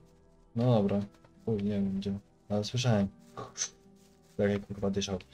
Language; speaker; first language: Polish; native; Polish